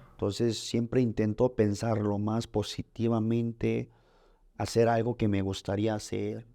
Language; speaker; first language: Spanish; early bilingual, other home language; Korean